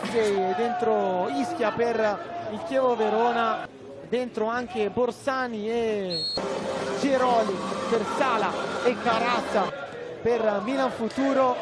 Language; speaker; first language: Italian; native; Italian